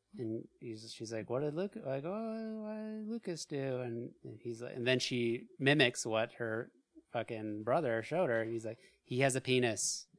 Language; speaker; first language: English; native; English